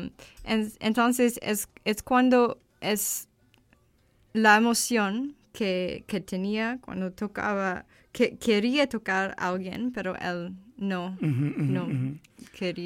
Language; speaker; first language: Spanish; non-native, learner; English